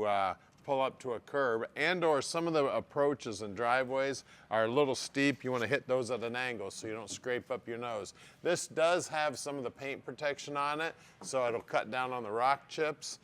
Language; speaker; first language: English; native; English